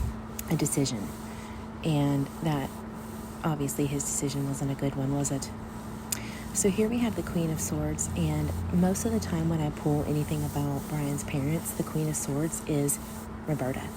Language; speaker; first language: English; native; English